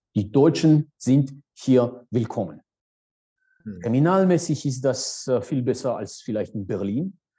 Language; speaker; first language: German; non-native, fluent; Georgian